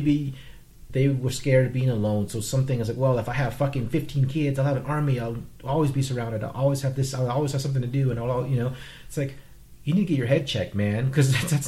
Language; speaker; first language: English; non-native, fluent; Vietnamese